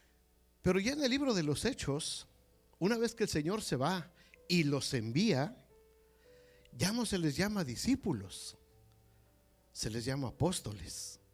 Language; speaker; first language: Spanish; native; Spanish